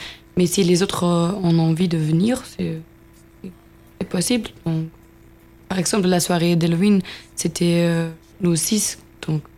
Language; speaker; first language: French; non-native, fluent; German